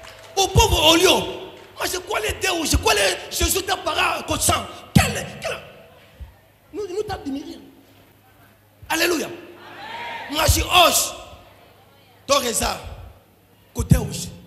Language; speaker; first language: Portuguese; non-native, learner; Lingala